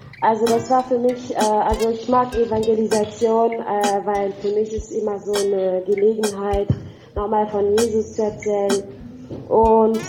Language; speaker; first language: German; non-native, fluent; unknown